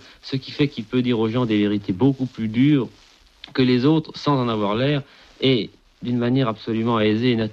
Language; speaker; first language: French; native; French